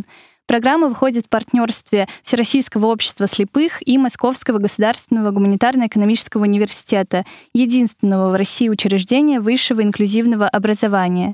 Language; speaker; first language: Russian; native; Russian